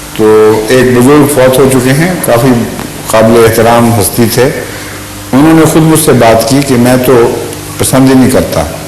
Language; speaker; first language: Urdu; native; Urdu